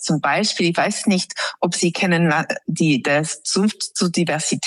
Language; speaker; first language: German; non-native, fluent; English